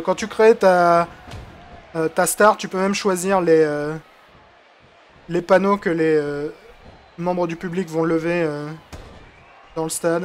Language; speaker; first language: French; native; French